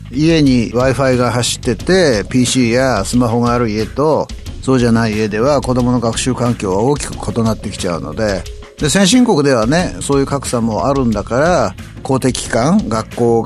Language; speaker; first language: Japanese; native; Japanese